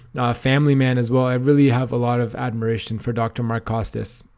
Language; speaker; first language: English; native; English